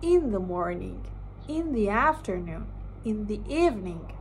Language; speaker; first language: English; non-native, fluent; Persian